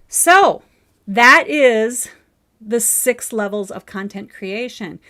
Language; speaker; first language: English; native; English